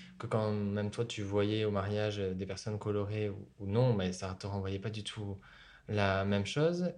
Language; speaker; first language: French; native; French